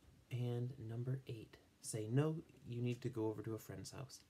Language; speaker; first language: English; native; English